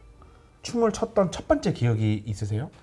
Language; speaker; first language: Korean; native; Korean